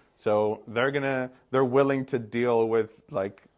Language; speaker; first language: English; non-native, fluent; Greek